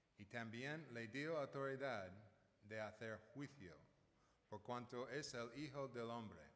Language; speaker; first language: Spanish; non-native, fluent; English